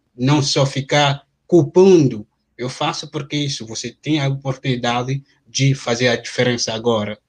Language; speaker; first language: Portuguese; non-native, fluent; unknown